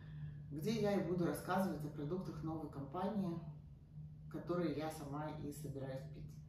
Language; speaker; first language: Russian; native; Russian